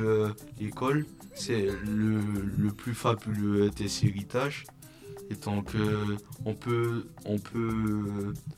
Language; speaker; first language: French; non-native, local second language; Malagasy